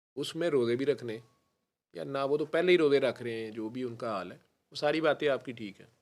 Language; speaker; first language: Urdu; non-native, local second language; Punjabi